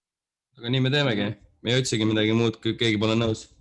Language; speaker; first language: Estonian; native; Estonian